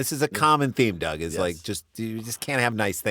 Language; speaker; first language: English; native; English